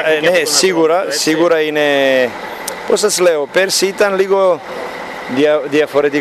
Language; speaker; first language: Greek; non-native, fluent; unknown